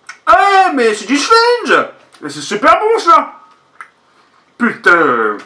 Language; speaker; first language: French; native; French